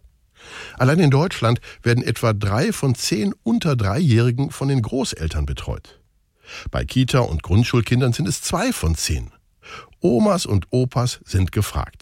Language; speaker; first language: German; native; German